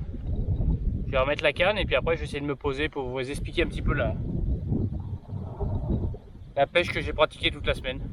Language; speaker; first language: French; native; French